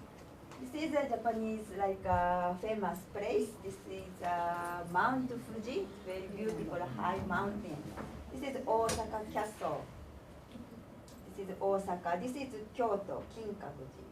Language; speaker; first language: English; non-native, learner; Japanese